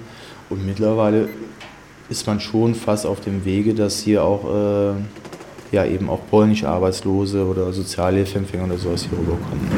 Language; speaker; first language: German; native; German